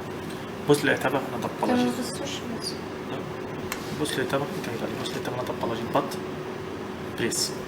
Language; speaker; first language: Russian; non-native, learner; Arabic